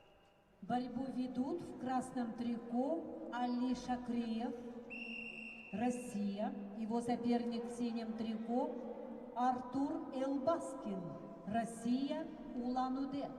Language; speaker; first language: Russian; native; Russian